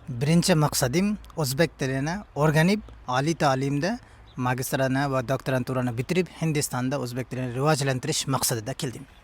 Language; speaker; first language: Uzbek; non-native, fluent; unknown